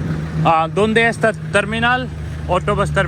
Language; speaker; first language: Spanish; non-native, learner; Hindi